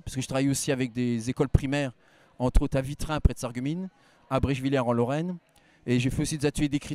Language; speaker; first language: French; native; French